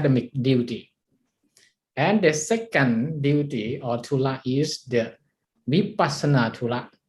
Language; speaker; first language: English; non-native, learner; Thai